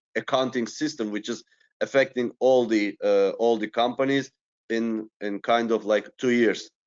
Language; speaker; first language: English; non-native, fluent; Turkish